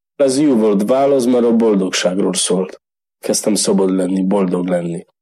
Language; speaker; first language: Hungarian; non-native, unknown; Polish